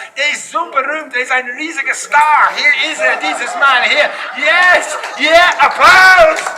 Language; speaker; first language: German; non-native, fluent; English